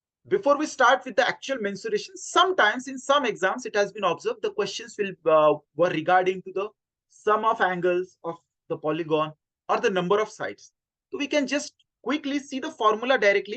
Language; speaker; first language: English; non-native, local second language; Hindi